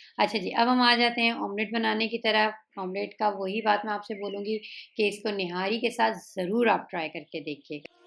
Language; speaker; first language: Urdu; native; Urdu